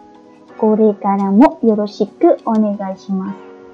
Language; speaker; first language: Japanese; non-native, fluent; Khmer